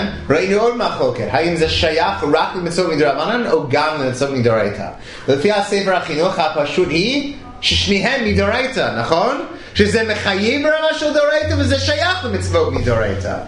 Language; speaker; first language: Hebrew; non-native, fluent; English